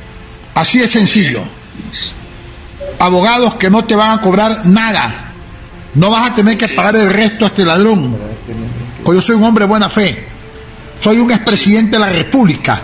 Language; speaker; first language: Spanish; native; Spanish